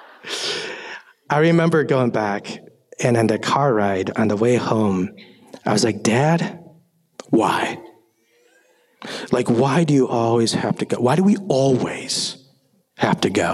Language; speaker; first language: English; native; English